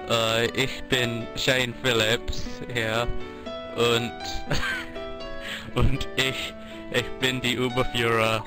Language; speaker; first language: German; non-native, learner; English